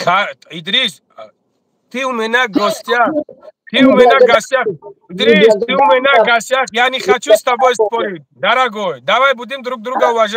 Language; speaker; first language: Russian; non-native, learner; Tajik